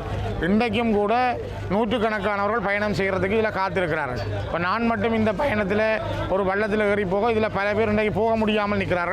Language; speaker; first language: Tamil; native; Tamil